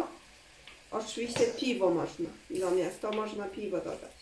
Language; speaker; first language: Polish; non-native, learner; Chinese